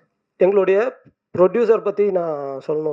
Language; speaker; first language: Tamil; native; Tamil